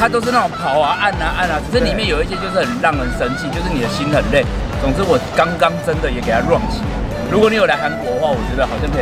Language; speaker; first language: Chinese; native; Chinese